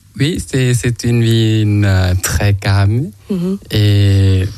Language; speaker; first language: French; non-native, learner; Thai